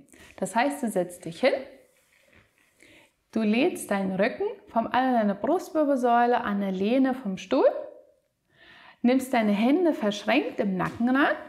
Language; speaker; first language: German; native; German